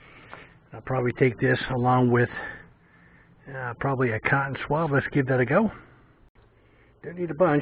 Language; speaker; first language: English; native; English